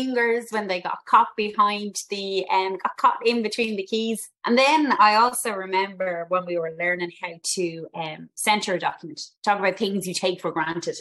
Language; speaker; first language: English; native; English